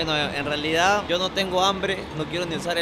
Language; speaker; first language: Spanish; native; Spanish